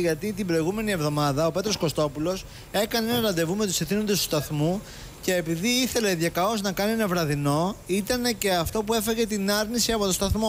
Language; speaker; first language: Greek; native; Greek